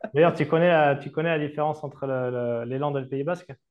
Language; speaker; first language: French; native; French